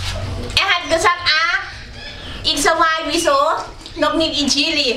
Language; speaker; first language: German; non-native, learner; Thai